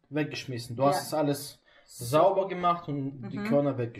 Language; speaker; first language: German; native; German